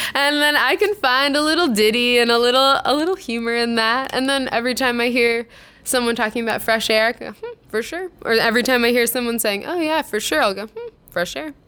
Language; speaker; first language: English; native; English